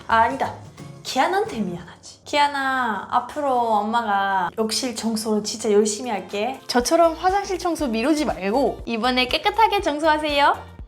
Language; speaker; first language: Korean; non-native, fluent; German